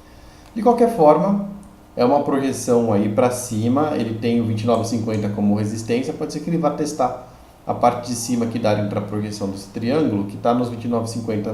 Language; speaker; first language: Portuguese; native; Portuguese